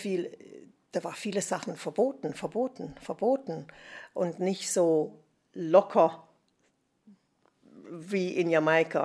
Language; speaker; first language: German; non-native, fluent; English